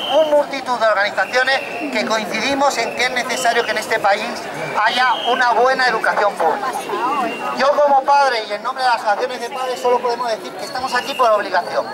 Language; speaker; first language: Spanish; native; Spanish